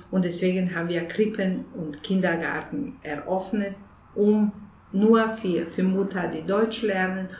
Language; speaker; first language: German; non-native, fluent; Bosnian